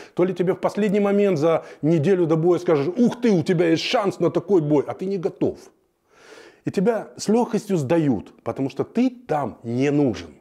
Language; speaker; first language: Russian; native; Russian